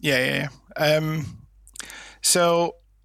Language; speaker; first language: English; native; English